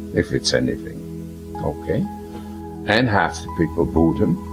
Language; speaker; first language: English; early bilingual, other home language; German